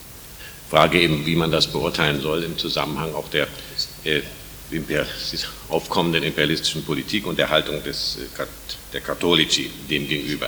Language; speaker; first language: German; native; German